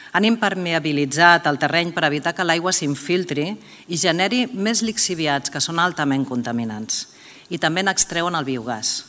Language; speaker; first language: Catalan; native; Catalan